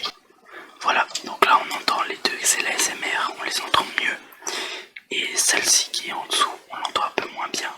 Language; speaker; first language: French; native; French